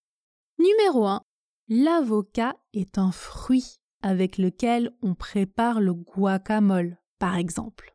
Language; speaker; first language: French; native; French